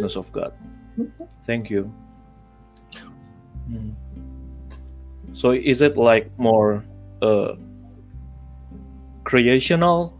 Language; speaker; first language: English; non-native, learner; Indonesian